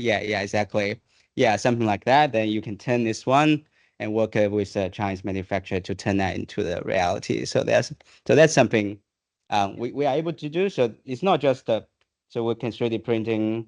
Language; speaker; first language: English; non-native, fluent; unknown